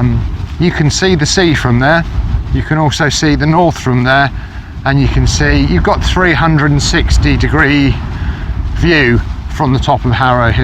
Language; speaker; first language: English; native; English